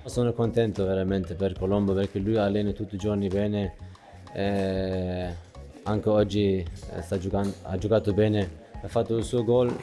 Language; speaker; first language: Italian; non-native, fluent; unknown